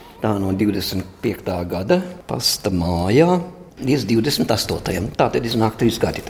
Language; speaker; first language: Latvian; native; Latvian